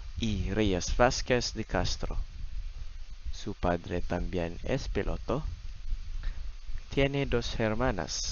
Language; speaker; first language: Spanish; non-native, learner; Cebuano